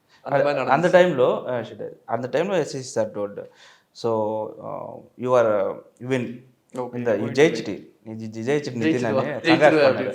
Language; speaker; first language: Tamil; non-native, learner; Telugu